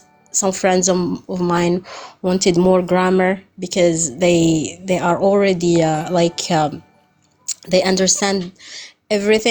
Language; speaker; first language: English; non-native, fluent; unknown